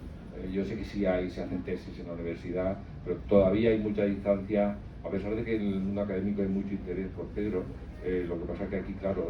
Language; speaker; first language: Spanish; native; Spanish